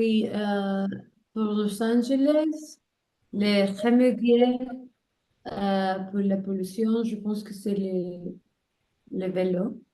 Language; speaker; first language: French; non-native, learner; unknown